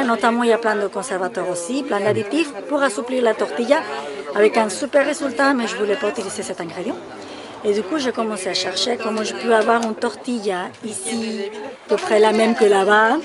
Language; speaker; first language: French; non-native, fluent; Spanish